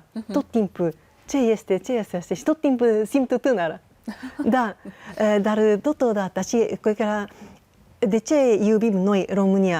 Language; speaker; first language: Romanian; non-native, learner; Japanese